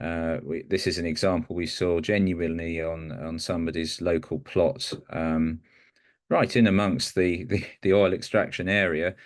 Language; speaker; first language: English; native; English